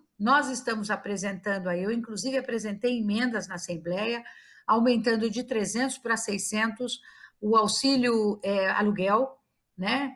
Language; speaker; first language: Portuguese; native; Portuguese